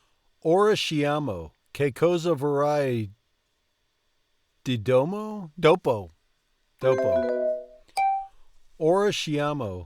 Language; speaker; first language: Italian; non-native, learner; English